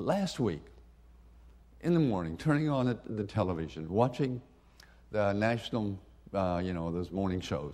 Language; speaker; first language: English; native; English